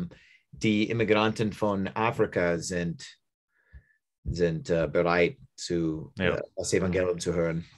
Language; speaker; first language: German; non-native, learner; English